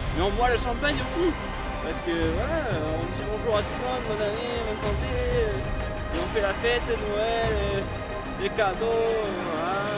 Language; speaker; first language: French; native; French